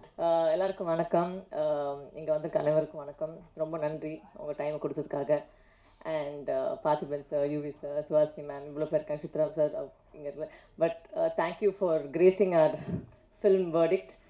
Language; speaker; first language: Tamil; non-native, fluent; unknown